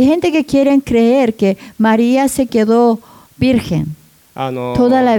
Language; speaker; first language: Spanish; non-native, learner; Japanese